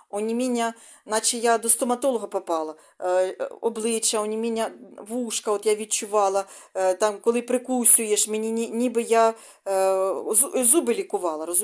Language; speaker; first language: Ukrainian; non-native, local second language; Russian